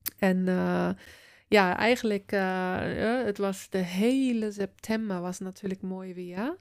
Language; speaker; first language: Dutch; non-native, fluent; German